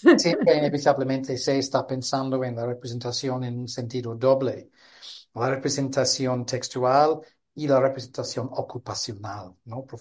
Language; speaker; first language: Spanish; non-native, fluent; English